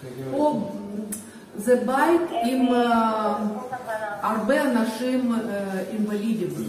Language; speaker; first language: Hebrew; non-native, learner; Russian